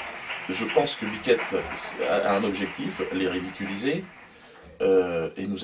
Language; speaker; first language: French; native; French